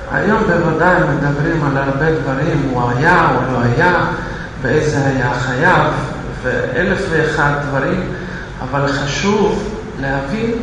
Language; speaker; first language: Hebrew; non-native, fluent; Russian